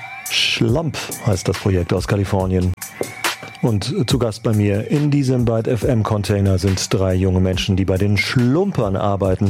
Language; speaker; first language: German; native; German